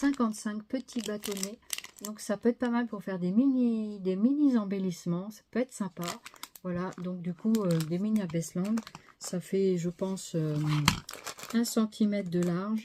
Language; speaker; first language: French; native; French